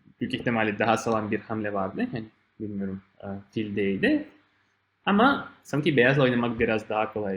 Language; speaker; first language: Turkish; non-native, fluent; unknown